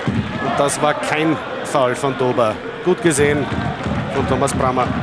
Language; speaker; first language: German; native; German